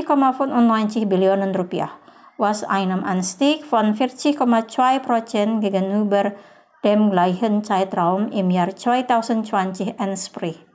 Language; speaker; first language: German; non-native, fluent; Indonesian